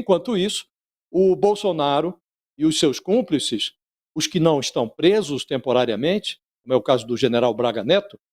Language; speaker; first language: Portuguese; native; Portuguese